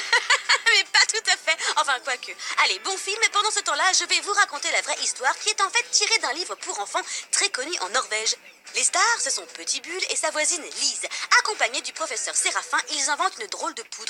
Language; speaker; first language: French; native; French